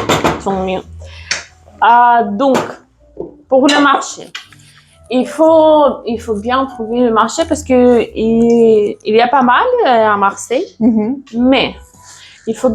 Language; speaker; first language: French; non-native, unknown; Russian